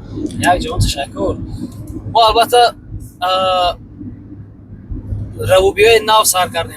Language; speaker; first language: Persian; native; Persian